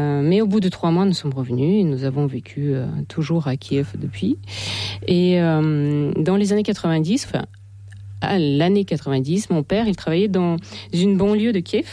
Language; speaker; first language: French; non-native, fluent; Ukrainian